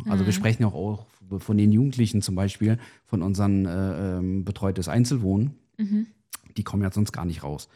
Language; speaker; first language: German; non-native, fluent; Portuguese